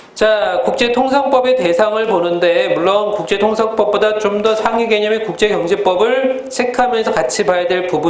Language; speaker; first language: Korean; native; Korean